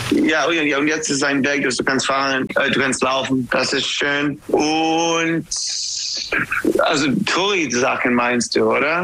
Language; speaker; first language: German; non-native, fluent; English